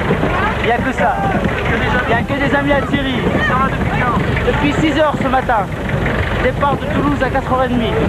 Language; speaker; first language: French; native; French